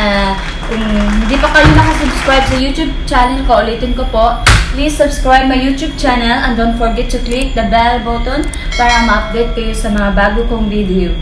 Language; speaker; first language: Filipino; non-native, local second language; Cebuano